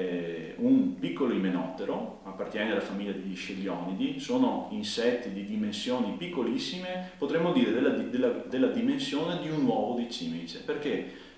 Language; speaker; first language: Italian; native; Italian